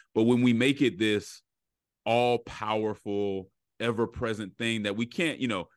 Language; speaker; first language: English; native; English